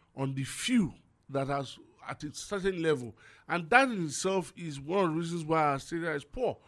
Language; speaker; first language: English; non-native, local second language; Yoruba